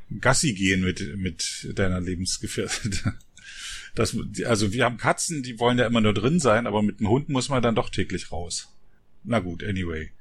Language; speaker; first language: German; native; German